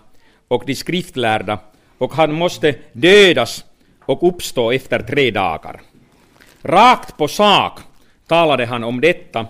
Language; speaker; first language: Swedish; non-native, fluent; Finnish